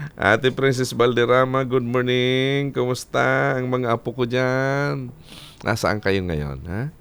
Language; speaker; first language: Filipino; non-native, local second language; Bikol